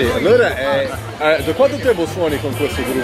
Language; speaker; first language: Italian; non-native, fluent; English